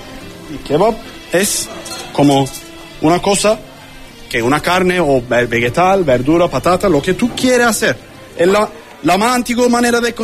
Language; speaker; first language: Spanish; non-native, learner; Turkish